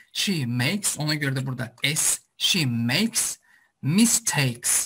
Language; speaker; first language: English; non-native, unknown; Azerbaijani